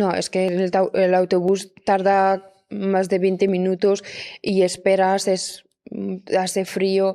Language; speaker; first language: Spanish; non-native, fluent; Persian